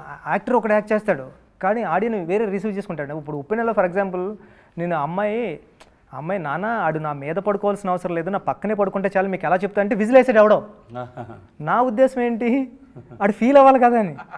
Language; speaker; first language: Telugu; native; Telugu